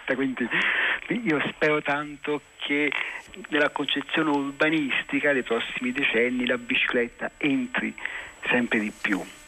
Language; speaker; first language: Italian; native; Italian